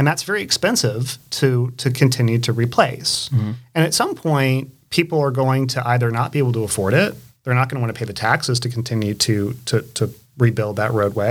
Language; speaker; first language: English; native; English